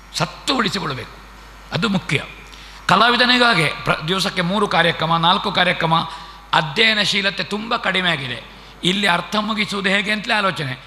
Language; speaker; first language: Kannada; native; Kannada